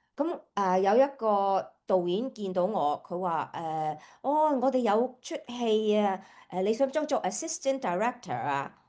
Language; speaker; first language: Cantonese; early bilingual, heritage; Cantonese